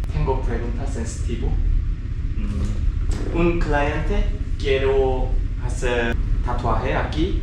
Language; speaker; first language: Spanish; non-native, learner; Korean